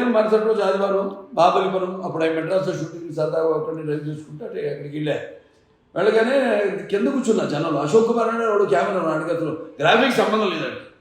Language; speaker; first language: Telugu; native; Telugu